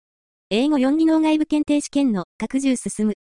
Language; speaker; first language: Japanese; native; Japanese